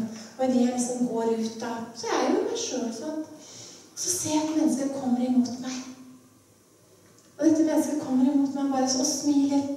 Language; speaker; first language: Norwegian; native; Norwegian